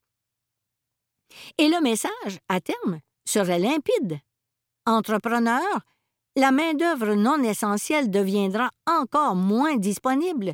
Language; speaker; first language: French; native; French